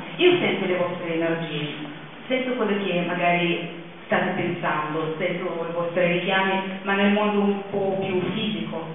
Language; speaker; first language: Italian; non-native, fluent; Russian